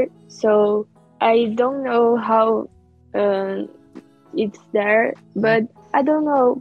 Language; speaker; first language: English; non-native, learner; Portuguese